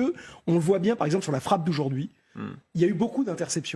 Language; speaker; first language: French; native; French